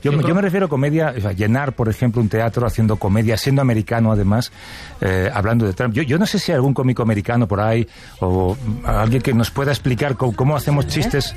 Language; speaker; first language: Spanish; native; Spanish